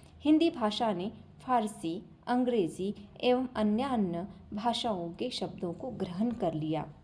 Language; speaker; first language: Hindi; non-native, local second language; Marathi